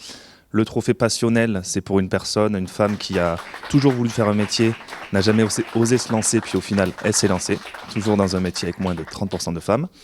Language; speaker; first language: French; native; French